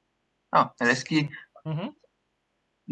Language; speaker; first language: Spanish; non-native, learner; English